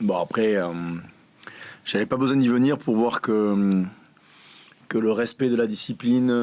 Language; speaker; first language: French; native; French